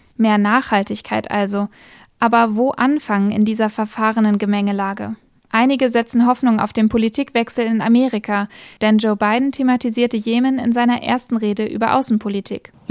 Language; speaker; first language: German; native; German